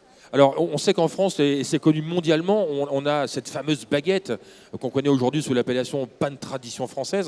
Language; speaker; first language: French; native; French